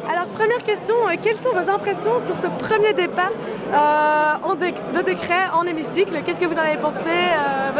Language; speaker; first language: French; native; French